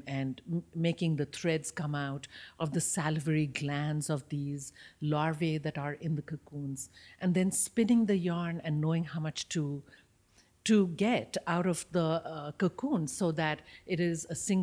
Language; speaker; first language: English; non-native, local second language; Bangla